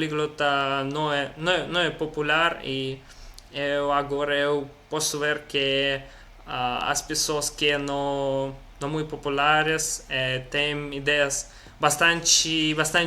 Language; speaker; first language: Portuguese; non-native, learner; Russian